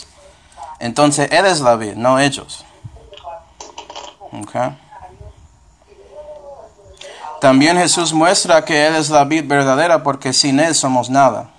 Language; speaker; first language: Spanish; non-native, fluent; English